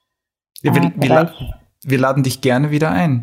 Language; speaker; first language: German; native; German